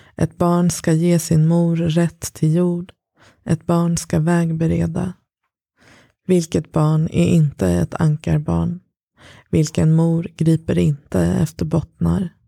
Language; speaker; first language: Swedish; early bilingual, other home language; Persian